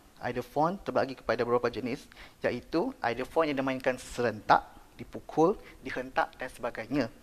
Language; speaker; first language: Malay; native; Malay